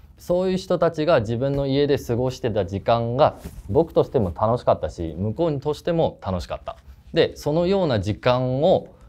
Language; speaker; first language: Japanese; non-native, fluent; Chinese